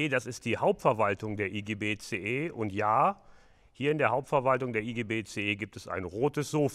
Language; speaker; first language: German; native; German